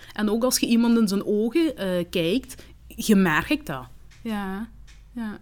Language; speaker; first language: Dutch; early bilingual, other home language; Kinyarwanda